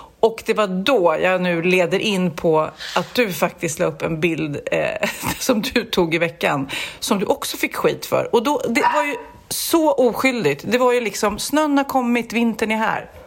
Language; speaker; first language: Swedish; native; Swedish